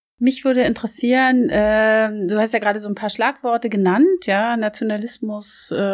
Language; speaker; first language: German; native; German